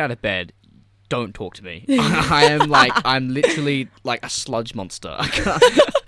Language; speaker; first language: English; native; English